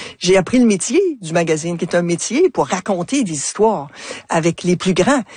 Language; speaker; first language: French; native; French